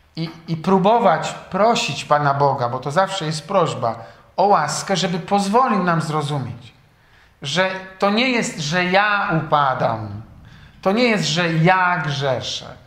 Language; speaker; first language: Polish; native; Polish